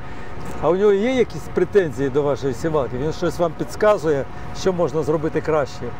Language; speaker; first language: Ukrainian; native; Ukrainian